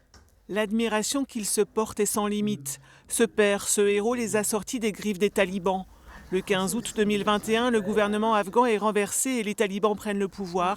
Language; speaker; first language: French; native; French